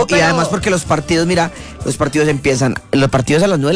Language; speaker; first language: Spanish; native; Spanish